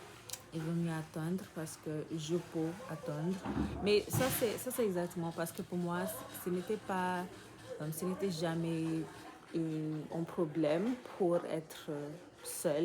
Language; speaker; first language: French; non-native, learner; English